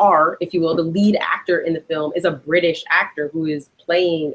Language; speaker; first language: English; early bilingual, other home language; Spanish